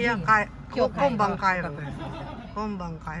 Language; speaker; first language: Japanese; non-native, learner; Vietnamese